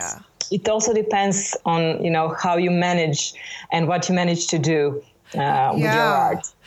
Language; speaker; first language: English; non-native, fluent; Serbian